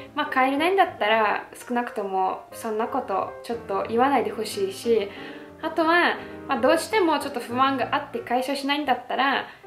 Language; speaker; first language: Japanese; non-native, fluent; Russian